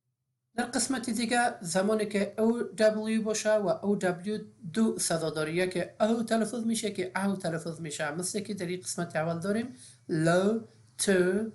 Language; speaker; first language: Persian; native; Persian